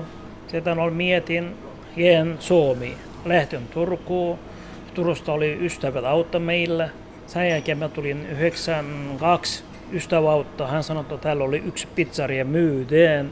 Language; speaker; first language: Finnish; non-native, learner; Turkish